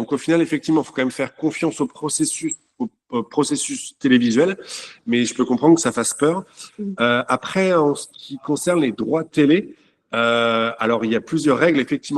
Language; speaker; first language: French; native; French